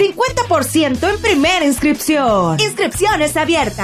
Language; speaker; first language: Spanish; native; Spanish